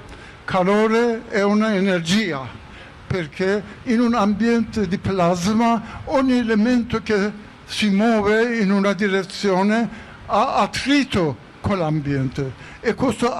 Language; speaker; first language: Italian; non-native, fluent; Persian